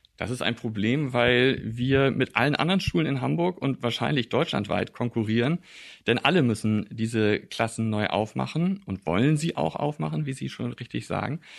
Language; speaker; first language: German; native; German